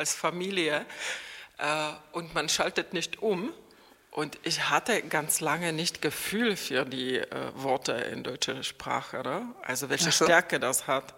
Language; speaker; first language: German; non-native, fluent; Czech